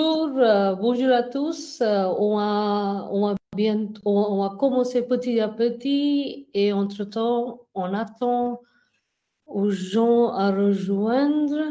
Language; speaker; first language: French; non-native, fluent; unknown